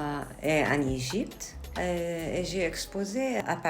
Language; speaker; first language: French; non-native, learner; Arabic